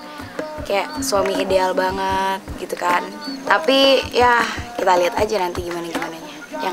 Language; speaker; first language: Indonesian; native; Indonesian